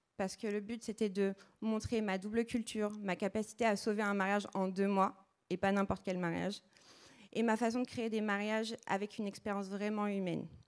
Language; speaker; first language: French; early bilingual, other home language; Portuguese